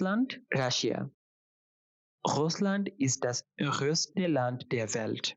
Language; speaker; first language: German; non-native, fluent; Bangla